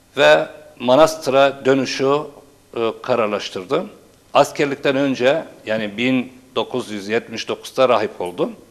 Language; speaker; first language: Turkish; non-native, local second language; Turoyo